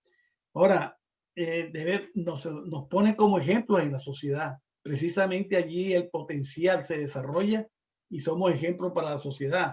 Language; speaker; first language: Spanish; native; Spanish